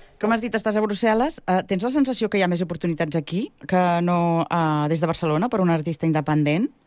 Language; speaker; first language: Catalan; native; Catalan